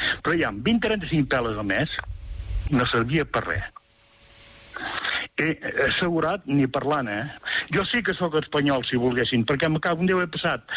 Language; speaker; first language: Catalan; native; Catalan